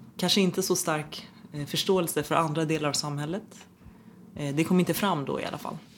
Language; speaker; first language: Swedish; early bilingual, other home language; Persian